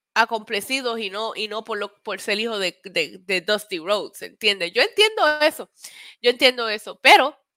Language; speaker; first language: Spanish; native; Spanish